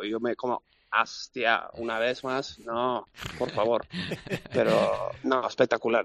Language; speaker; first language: Spanish; non-native, learner; Swedish